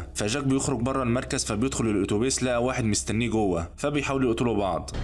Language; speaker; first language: Arabic; native; Arabic